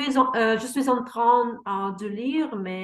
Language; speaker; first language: French; non-native, learner; Russian